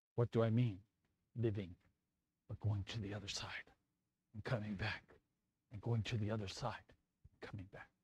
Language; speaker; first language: English; native; English